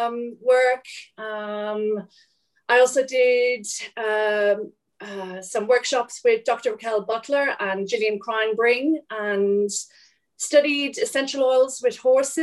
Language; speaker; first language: English; native; English